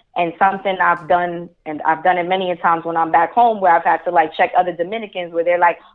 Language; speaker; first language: English; early bilingual, other home language; Spanish